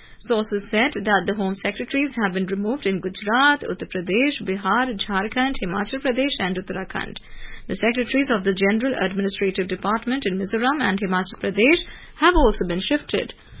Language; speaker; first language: English; non-native, local second language; Hindi